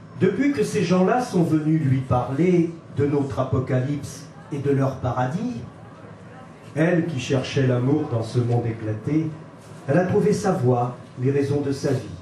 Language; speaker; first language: French; native; French